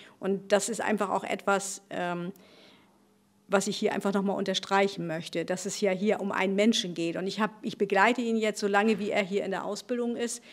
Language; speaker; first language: German; native; German